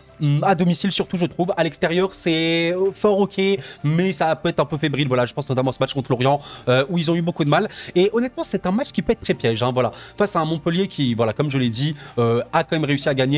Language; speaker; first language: French; native; French